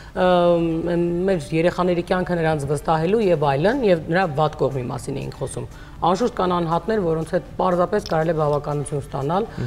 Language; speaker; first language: Armenian; native; Armenian